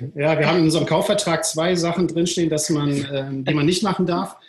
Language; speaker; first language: German; native; German